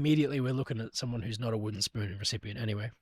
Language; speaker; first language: English; native; English